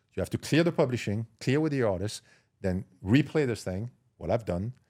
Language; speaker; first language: English; non-native, fluent; French